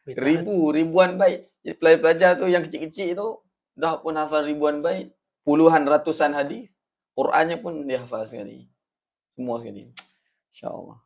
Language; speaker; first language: Malay; native; Malay